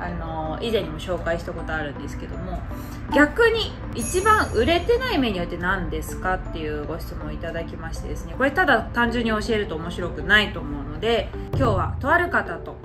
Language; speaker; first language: Japanese; native; Japanese